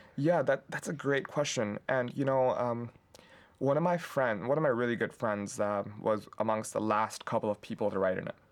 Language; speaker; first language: English; non-native, local second language; Urdu